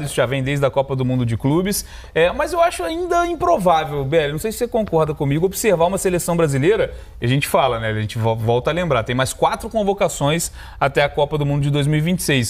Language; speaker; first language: Portuguese; native; Portuguese